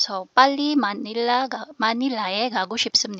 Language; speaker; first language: Korean; non-native, fluent; Filipino